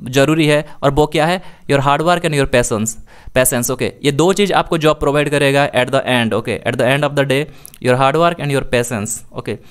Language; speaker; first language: Hindi; native; Hindi